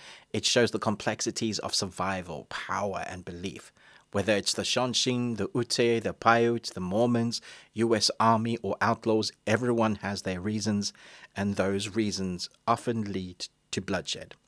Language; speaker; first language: English; native; English